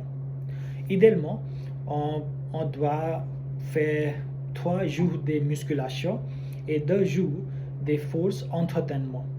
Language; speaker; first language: French; non-native, learner; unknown